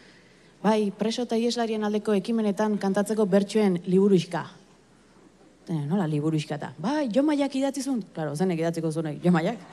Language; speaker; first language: Basque; native; Basque